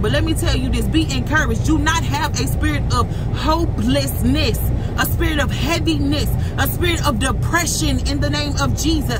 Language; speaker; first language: English; native; English